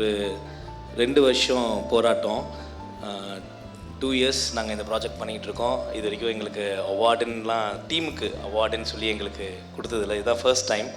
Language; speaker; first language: Tamil; native; Tamil